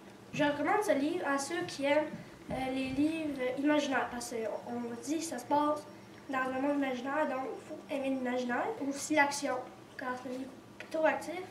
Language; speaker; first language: French; native; French